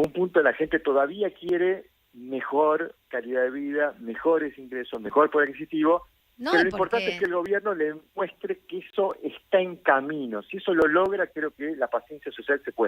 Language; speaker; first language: Spanish; native; Spanish